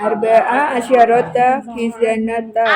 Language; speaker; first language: Arabic; non-native, learner; Indonesian